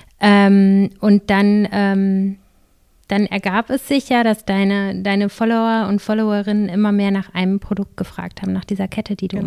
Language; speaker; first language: German; native; German